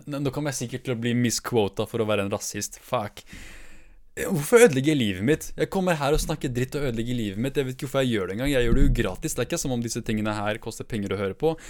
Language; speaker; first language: Norwegian; early bilingual, other home language; Kurdish